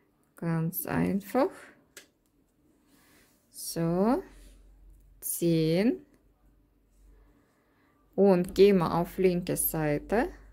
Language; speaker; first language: German; non-native, learner; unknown